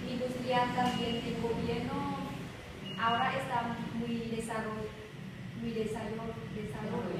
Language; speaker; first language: Spanish; non-native, learner; Vietnamese